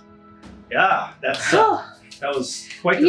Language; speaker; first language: English; native; English